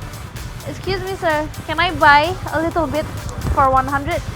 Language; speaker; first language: English; non-native, learner; Indonesian